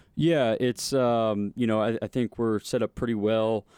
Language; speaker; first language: English; native; English